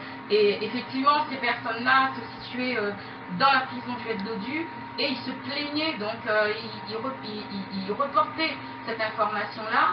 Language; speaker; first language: French; native; French